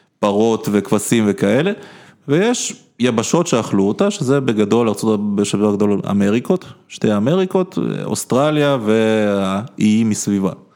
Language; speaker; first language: Hebrew; early bilingual, other home language; Russian